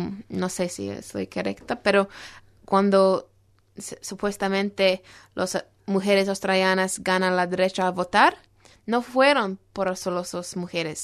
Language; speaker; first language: Spanish; non-native, fluent; English